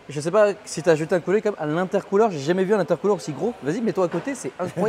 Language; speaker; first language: French; native; French